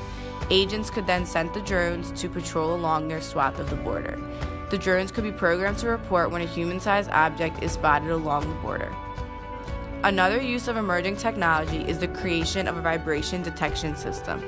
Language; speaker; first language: English; native; English